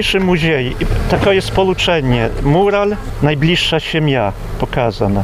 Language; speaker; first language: Polish; non-native, local second language; Belarusian